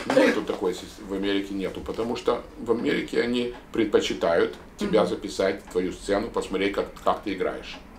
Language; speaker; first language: Russian; native; Russian